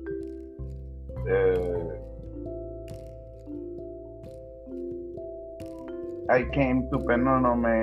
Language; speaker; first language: English; non-native, learner; Spanish